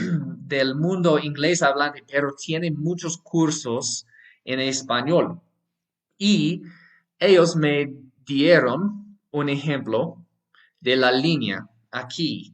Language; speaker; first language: Spanish; non-native, fluent; English